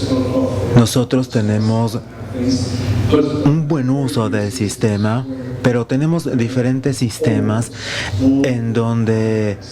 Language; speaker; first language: Spanish; non-native, fluent; Finnish